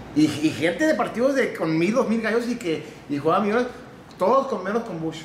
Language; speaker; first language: Spanish; early bilingual, heritage; Spanish